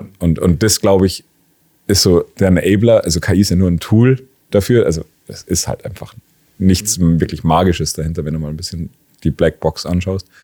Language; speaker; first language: German; native; German